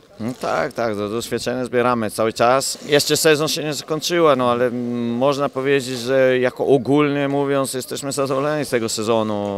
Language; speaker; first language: Polish; non-native, learner; Italian